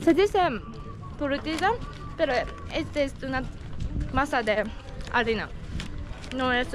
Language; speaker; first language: Spanish; non-native, fluent; Japanese